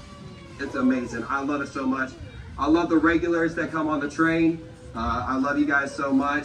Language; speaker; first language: English; native; English